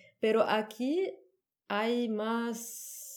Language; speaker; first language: Spanish; non-native, learner; Arabic